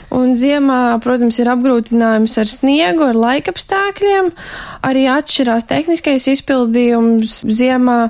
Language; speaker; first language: Latvian; native; Latvian